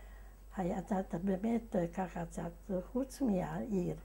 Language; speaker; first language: Hebrew; non-native, fluent; Hungarian